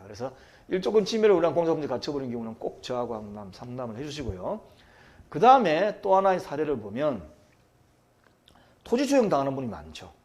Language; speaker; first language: Korean; native; Korean